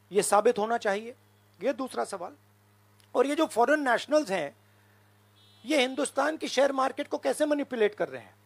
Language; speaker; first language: Hindi; native; Hindi